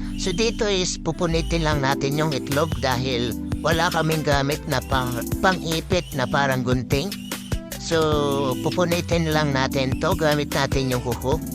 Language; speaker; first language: Filipino; non-native, local second language; Waray